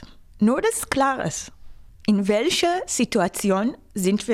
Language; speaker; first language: German; non-native, fluent; Hebrew